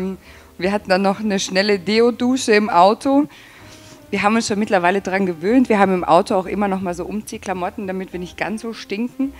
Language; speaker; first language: German; native; German